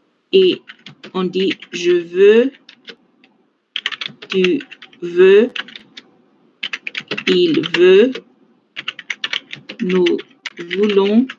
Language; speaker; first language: French; non-native, fluent; Spanish